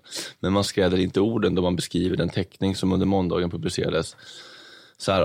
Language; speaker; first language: Swedish; native; Swedish